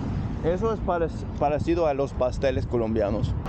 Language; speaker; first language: Spanish; non-native, fluent; English